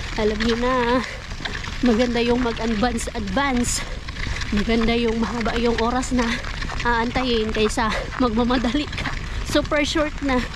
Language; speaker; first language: Filipino; non-native, local second language; Cebuano